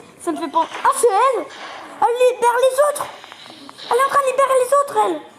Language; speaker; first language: French; native; French